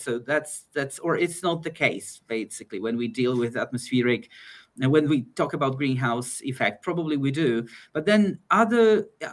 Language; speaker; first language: English; non-native, fluent; Polish